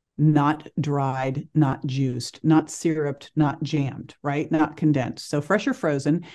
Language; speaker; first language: English; native; English